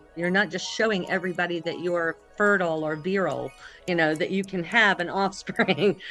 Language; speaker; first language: English; native; English